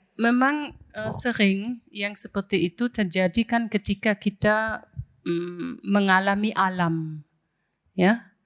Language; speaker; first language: Indonesian; non-native, fluent; German